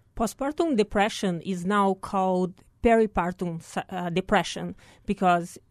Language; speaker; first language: English; non-native, fluent; Portuguese